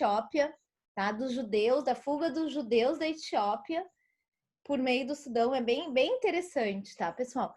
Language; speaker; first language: Portuguese; native; Portuguese